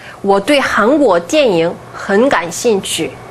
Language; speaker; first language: Chinese; non-native, fluent; Korean